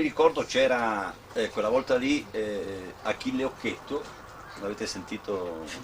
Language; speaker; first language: Italian; non-native, local second language; Sicilian